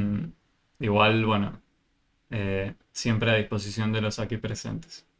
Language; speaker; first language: Spanish; native; Spanish